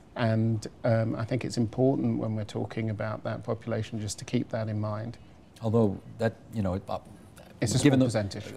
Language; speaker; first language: English; native; English